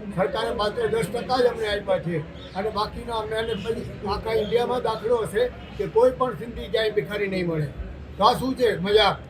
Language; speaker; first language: Gujarati; non-native, local second language; Sindhi